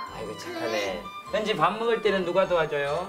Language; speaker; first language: Korean; native; Korean